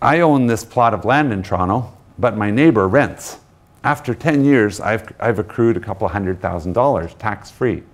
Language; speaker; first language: English; native; English